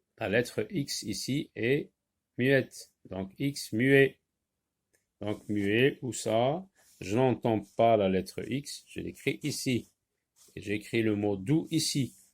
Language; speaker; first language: French; non-native, local second language; Arabic